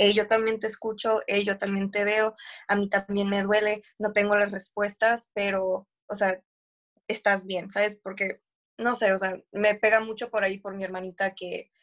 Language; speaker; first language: Spanish; early bilingual, heritage; Spanish